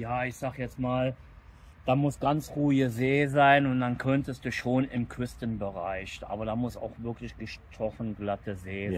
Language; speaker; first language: German; native; German